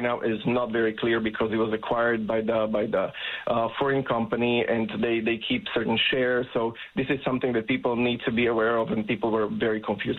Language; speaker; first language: English; non-native, fluent; Slovak